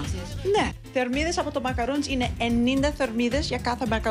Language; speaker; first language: Greek; early bilingual, heritage; Greek